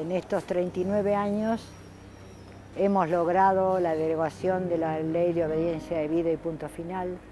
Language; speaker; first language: Spanish; native; Spanish